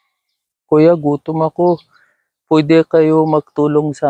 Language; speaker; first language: Filipino; non-native, learner; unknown